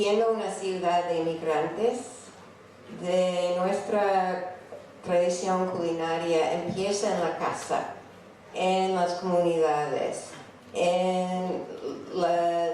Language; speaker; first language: Spanish; non-native, fluent; English